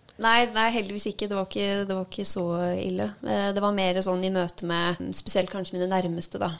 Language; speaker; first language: Norwegian; native; Norwegian